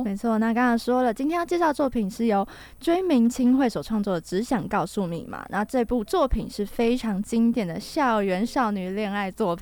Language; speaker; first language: Chinese; native; Chinese